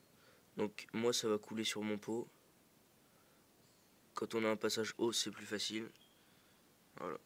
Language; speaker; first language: French; native; French